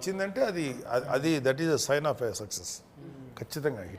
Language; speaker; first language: Telugu; native; Telugu